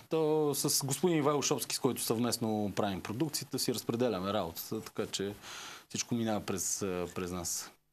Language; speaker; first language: Bulgarian; native; Bulgarian